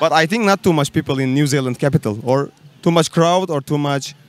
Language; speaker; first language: English; non-native, learner; Turkish